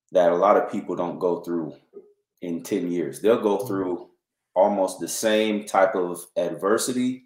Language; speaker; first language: English; native; English